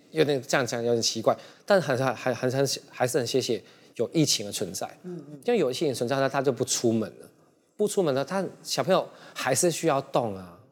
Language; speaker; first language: Chinese; non-native, local second language; Cantonese